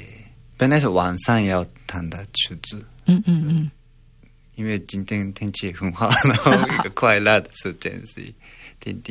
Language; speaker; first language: Chinese; non-native, fluent; Japanese